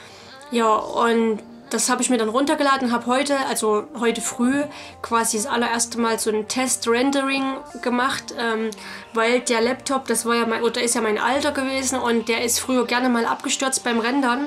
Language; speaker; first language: German; native; German